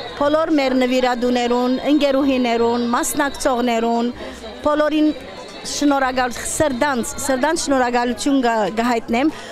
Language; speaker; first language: Armenian; early bilingual, heritage; Armenian